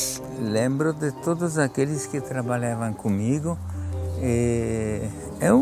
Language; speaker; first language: Portuguese; non-native, fluent; Polish